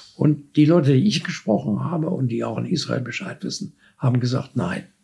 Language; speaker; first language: German; native; German